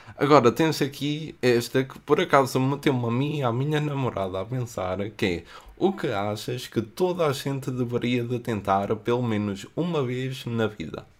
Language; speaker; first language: Portuguese; native; Portuguese